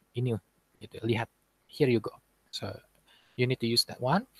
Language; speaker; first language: English; non-native, fluent; Indonesian